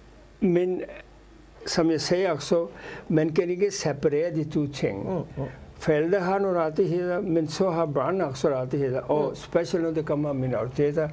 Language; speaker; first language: Danish; non-native, fluent; Urdu